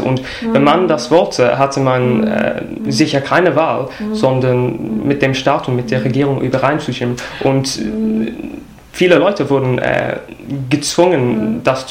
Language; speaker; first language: German; non-native, fluent; English